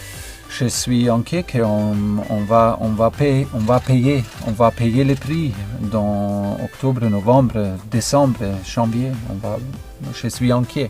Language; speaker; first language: French; non-native, fluent; German